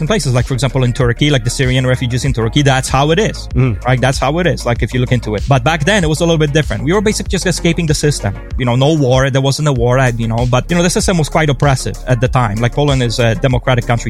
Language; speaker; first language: English; non-native, fluent; Polish